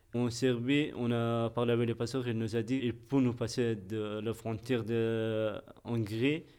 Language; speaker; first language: French; non-native, fluent; Persian